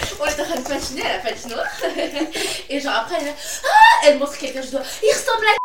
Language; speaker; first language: French; native; French